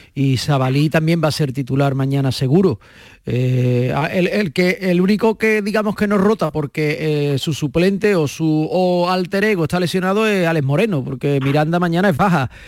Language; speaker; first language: Spanish; native; Spanish